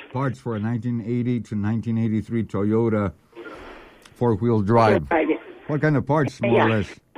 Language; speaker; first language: English; early bilingual, other home language; Spanish